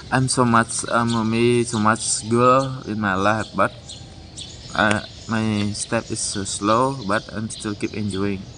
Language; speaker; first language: English; non-native, learner; Indonesian